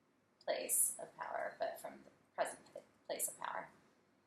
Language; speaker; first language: English; native; English